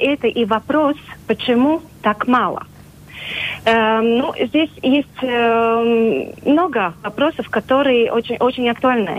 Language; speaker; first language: Russian; non-native, local second language; Latvian